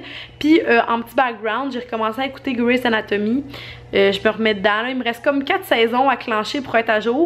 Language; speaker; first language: French; native; French